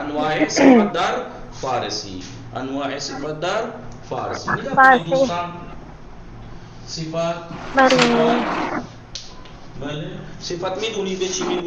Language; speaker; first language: Persian; non-native, fluent; Urdu